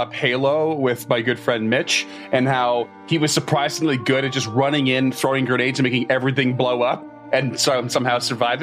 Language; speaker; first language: English; native; English